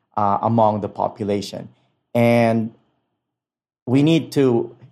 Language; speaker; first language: English; non-native, local second language; Filipino